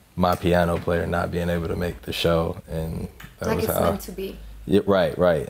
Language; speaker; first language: English; native; English